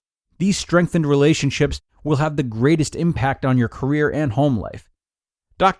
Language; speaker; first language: English; native; English